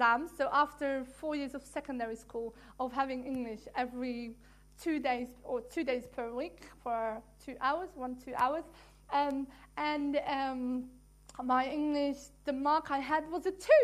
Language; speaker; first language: English; non-native, fluent; Dutch